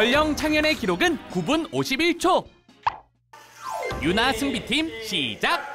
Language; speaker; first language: Korean; native; Korean